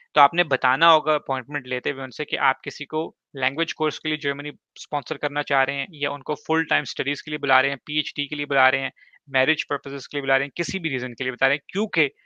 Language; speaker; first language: Urdu; native; Urdu